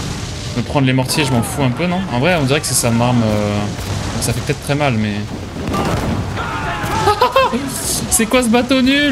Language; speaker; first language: French; native; French